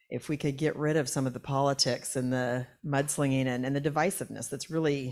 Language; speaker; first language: English; native; English